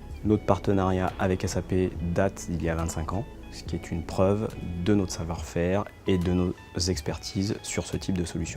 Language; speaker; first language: French; native; French